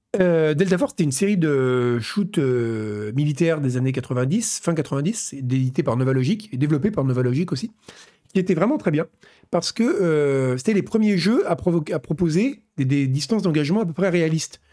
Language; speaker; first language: French; native; French